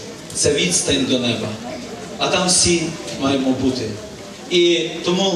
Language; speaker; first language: Ukrainian; native; Ukrainian